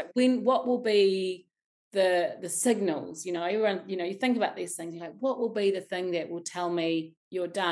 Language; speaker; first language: English; native; English